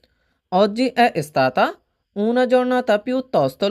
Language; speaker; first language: Italian; non-native, fluent; Bangla